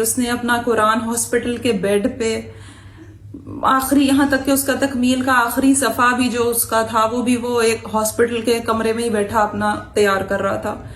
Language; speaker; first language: Urdu; native; Urdu